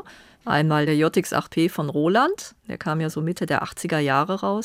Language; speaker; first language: German; native; German